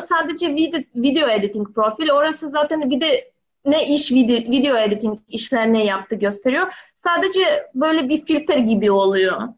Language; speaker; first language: Turkish; non-native, learner; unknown